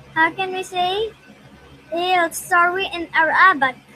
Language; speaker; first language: English; non-native, learner; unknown